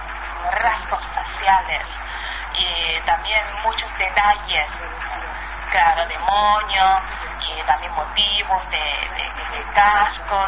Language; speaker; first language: Spanish; non-native, fluent; Chinese